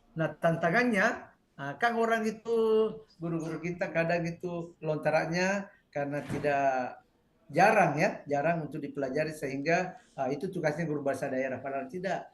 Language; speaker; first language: Indonesian; native; Indonesian